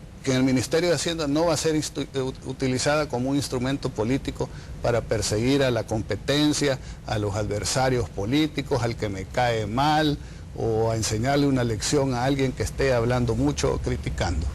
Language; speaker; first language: Spanish; native; Spanish